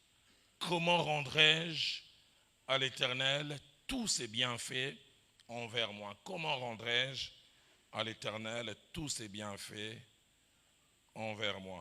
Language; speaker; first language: French; non-native, local second language; Lingala